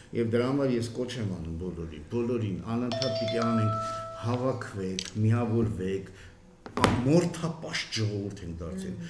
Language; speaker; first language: Armenian; native; Armenian